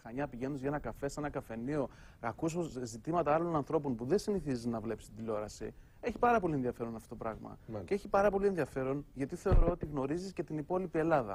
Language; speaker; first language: Greek; native; Greek